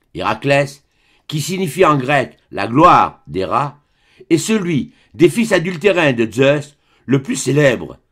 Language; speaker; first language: French; native; French